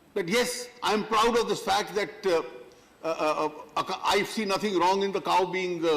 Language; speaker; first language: English; non-native, local second language; Hindi